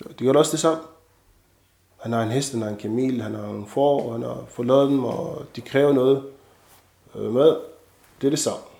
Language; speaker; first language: Danish; non-native, fluent; Arabic